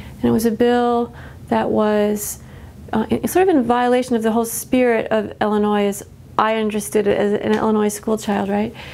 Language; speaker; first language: English; native; English